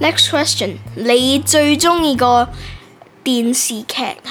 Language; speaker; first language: Cantonese; early bilingual, heritage; Cantonese